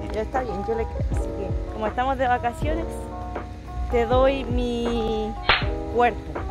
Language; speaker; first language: Spanish; native; Spanish